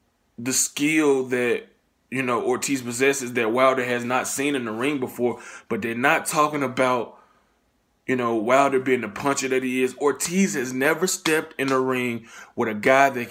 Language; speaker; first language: English; native; English